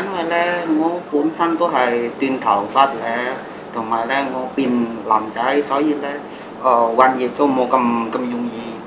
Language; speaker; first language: Cantonese; non-native, fluent; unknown